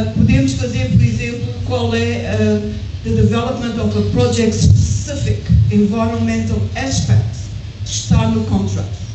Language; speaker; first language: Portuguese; early bilingual, heritage; English